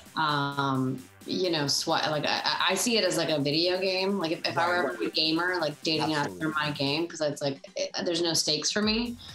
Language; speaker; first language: English; native; English